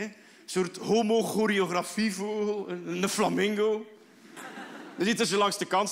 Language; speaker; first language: Dutch; native; Dutch